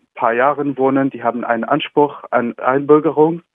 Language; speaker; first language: German; non-native, fluent; Arabic